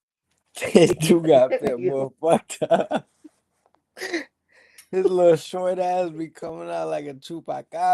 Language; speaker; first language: English; native; English